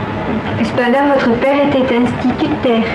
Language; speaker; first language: French; native; French